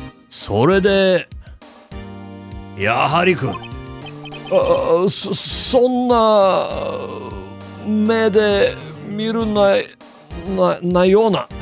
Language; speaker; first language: Japanese; non-native, learner; English